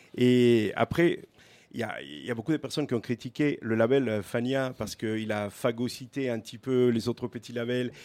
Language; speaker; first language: French; non-native, fluent; Spanish